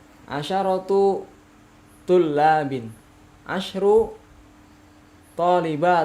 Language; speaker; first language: Arabic; non-native, learner; Indonesian